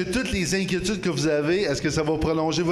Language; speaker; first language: French; native; French